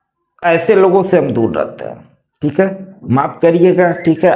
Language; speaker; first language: Hindi; native; Hindi